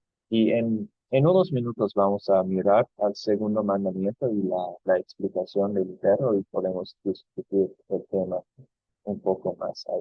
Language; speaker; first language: Spanish; non-native, fluent; English